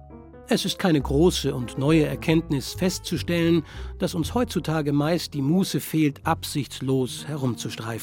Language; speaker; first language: German; native; German